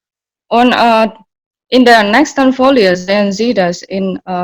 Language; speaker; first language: German; non-native, learner; Indonesian